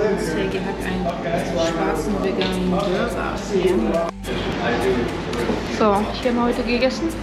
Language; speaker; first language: German; native; German